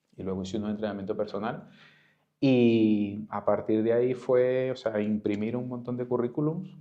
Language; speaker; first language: Spanish; native; Spanish